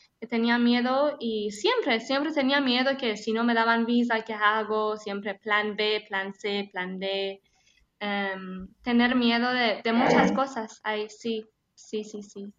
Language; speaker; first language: Spanish; non-native, fluent; Persian